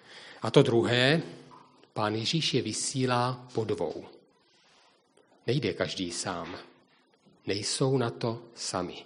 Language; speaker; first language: Czech; native; Czech